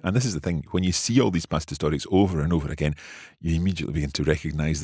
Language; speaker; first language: English; native; English